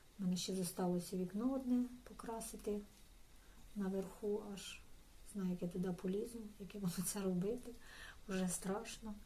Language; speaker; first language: Ukrainian; non-native, local second language; Russian